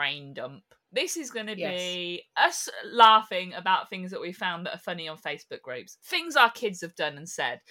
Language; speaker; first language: English; native; English